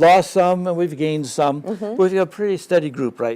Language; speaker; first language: English; native; English